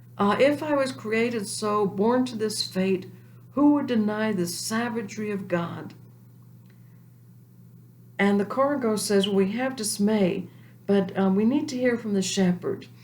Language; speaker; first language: English; native; English